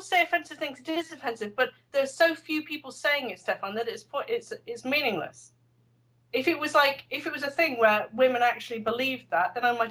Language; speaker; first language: English; native; English